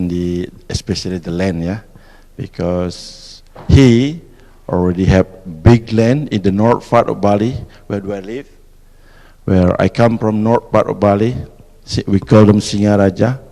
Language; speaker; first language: English; non-native, fluent; Indonesian